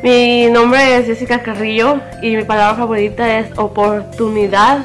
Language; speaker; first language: Spanish; early bilingual, other home language; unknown